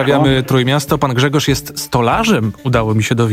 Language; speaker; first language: Polish; native; Polish